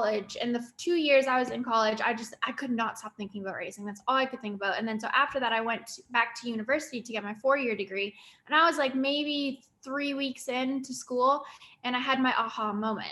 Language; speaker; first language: English; native; English